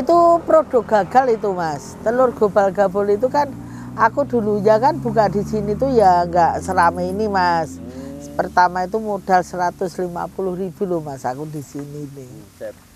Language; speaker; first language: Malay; non-native, local second language; Javanese